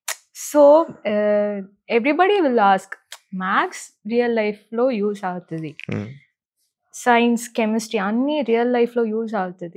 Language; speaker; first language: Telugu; non-native, learner; Tamil